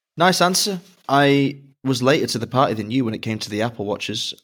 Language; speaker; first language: English; native; English